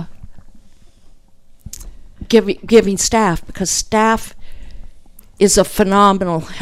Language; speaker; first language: English; native; English